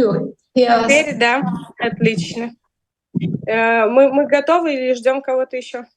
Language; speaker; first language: Russian; native; Russian